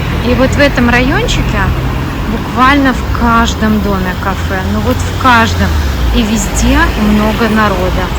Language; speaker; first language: Russian; native; Russian